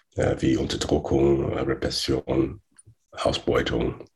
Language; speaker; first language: German; non-native, fluent; English